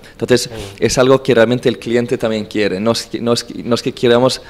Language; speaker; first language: Spanish; non-native, fluent; Swedish